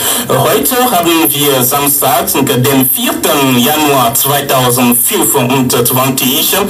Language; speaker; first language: German; non-native, fluent; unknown